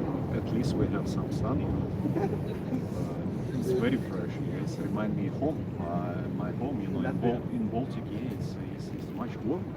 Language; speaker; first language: English; non-native, learner; Russian